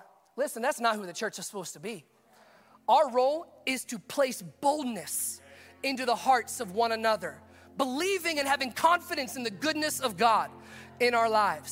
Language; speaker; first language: English; native; English